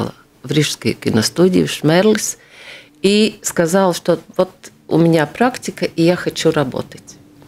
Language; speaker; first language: Russian; non-native, local second language; Latvian